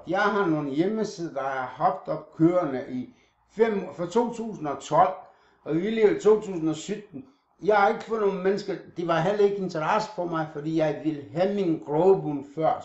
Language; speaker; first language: Danish; non-native, fluent; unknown